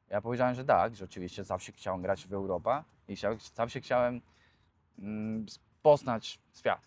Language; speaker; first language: Polish; non-native, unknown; Spanish